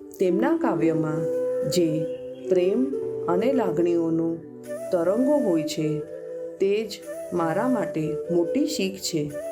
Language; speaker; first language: Gujarati; non-native, local second language; Kachhi